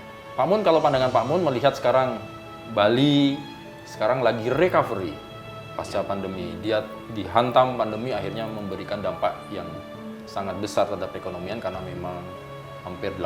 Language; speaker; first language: Indonesian; native; Indonesian